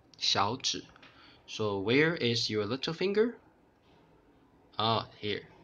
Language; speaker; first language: English; non-native, fluent; Chinese